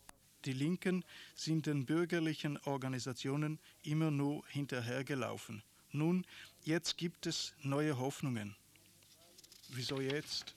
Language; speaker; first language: German; non-native, fluent; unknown